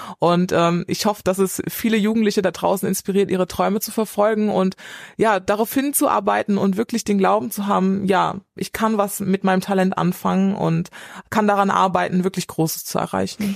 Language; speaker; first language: German; native; German